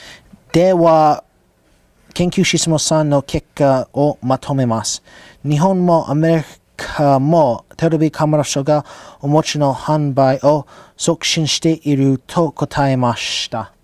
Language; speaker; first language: Japanese; non-native, learner; English